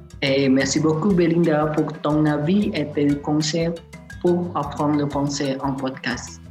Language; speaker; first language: French; non-native, learner; Chinese